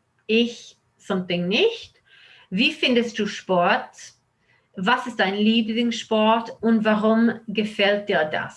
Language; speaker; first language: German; non-native, fluent; English